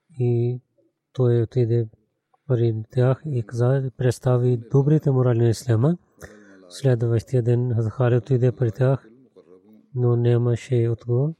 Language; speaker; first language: Bulgarian; non-native, learner; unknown